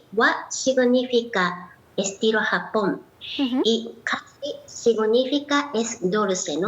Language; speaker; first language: Spanish; non-native, learner; Japanese